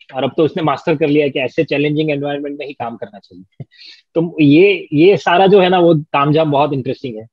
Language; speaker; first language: Hindi; non-native, local second language; Gujarati